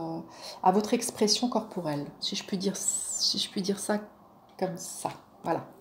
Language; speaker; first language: French; native; French